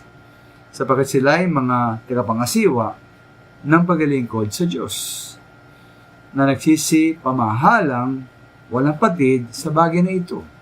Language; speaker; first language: Filipino; native; Filipino